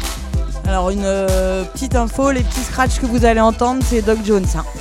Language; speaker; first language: French; native; French